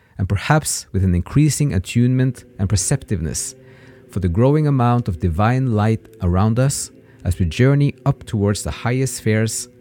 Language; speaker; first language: English; native; English